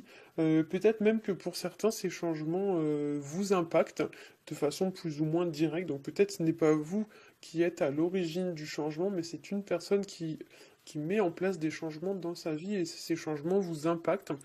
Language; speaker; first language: French; native; French